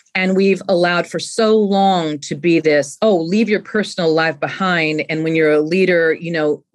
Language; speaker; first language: English; native; English